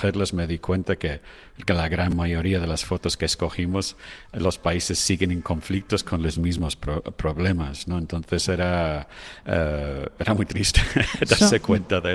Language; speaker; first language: Spanish; non-native, fluent; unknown